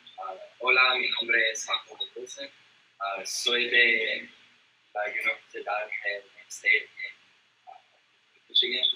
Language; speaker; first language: Spanish; non-native, learner; English